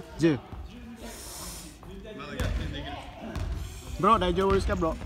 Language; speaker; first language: Japanese; non-native, learner; Filipino